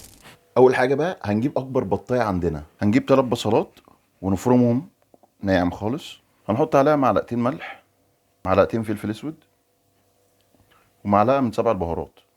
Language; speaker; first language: Arabic; native; Arabic